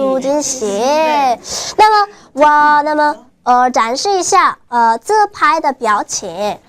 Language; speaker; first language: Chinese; non-native, learner; Korean